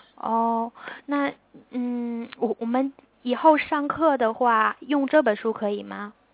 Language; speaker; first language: Chinese; native; Chinese